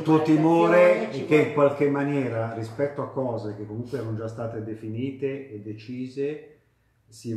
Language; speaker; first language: Italian; native; Italian